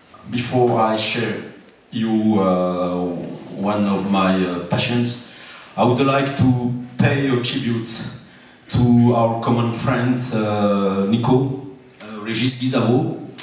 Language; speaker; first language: English; non-native, learner; Malagasy